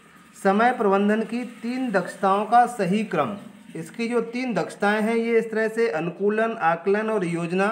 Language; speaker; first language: Hindi; native; Hindi